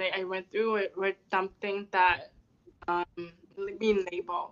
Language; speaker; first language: English; native; English